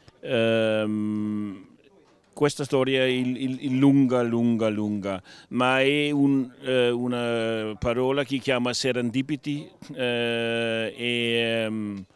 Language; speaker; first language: Italian; non-native, learner; Danish